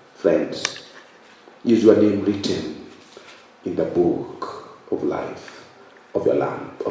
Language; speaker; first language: English; non-native, local second language; Swahili